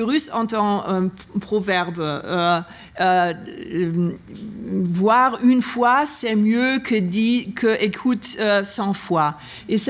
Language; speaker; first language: French; non-native, learner; German